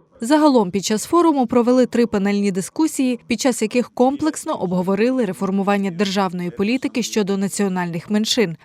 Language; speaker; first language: Ukrainian; native; Ukrainian